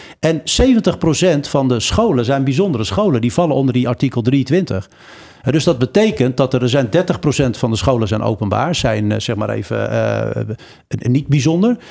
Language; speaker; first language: Dutch; early bilingual, other home language; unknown